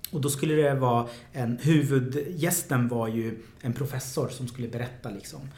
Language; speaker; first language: Swedish; early bilingual, other home language; Arabic